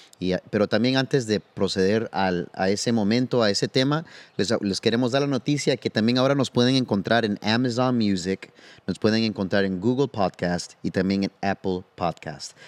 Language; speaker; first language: Spanish; early bilingual, heritage; Spanish